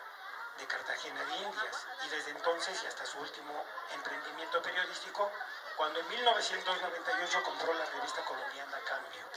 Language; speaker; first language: Spanish; native; Spanish